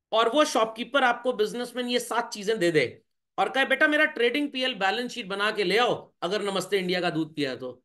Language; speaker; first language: Hindi; native; Hindi